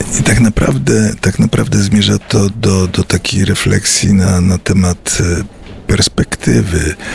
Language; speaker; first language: Polish; native; Polish